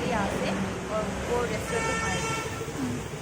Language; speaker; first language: Hindi; non-native, local second language; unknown